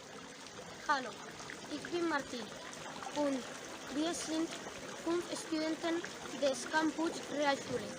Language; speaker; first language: German; non-native, learner; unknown